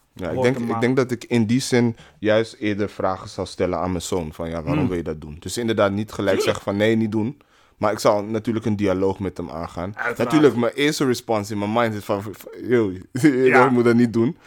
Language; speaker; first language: Dutch; native; Dutch